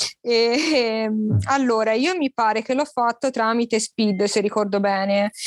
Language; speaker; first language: Italian; native; Italian